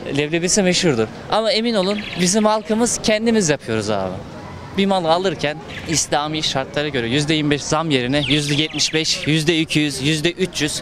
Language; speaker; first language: Turkish; native; Turkish